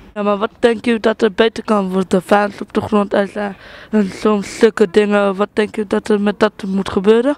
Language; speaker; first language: Dutch; early bilingual, other home language; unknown